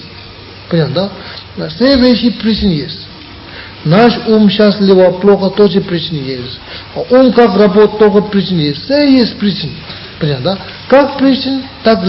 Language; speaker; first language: Russian; non-native, learner; Tibetan